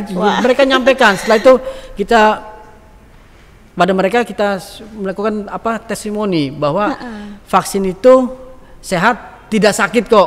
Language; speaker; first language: Indonesian; native; Indonesian